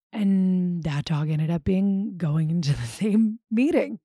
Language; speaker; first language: English; native; English